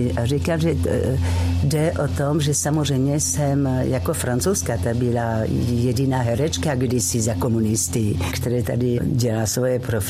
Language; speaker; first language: Czech; non-native, learner; French